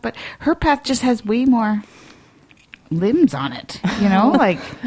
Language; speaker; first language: English; native; English